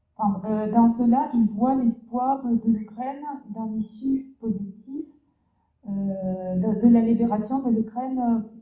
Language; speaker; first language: French; non-native, fluent; Russian